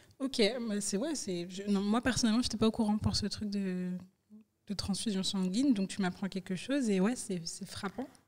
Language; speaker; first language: French; native; French